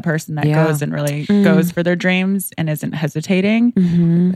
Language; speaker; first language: English; native; English